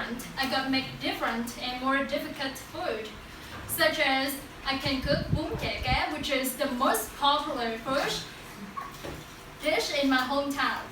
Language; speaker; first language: English; non-native, learner; Vietnamese